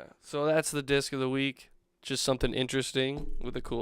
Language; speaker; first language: English; native; English